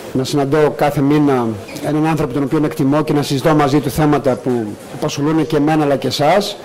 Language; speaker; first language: Greek; early bilingual, other home language; English